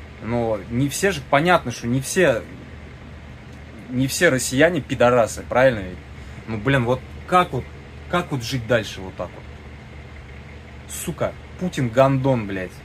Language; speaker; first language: Russian; native; Russian